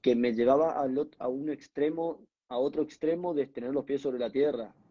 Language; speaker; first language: Spanish; native; Spanish